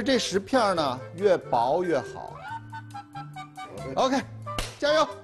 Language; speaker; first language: Chinese; native; Chinese